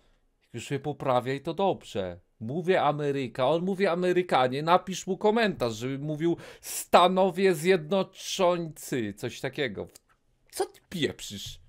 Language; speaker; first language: Polish; native; Polish